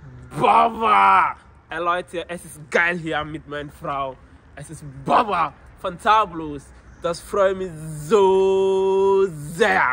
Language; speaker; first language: German; non-native, learner; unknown